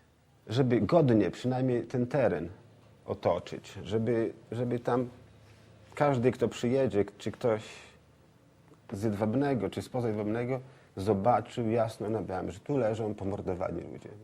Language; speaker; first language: Polish; native; Polish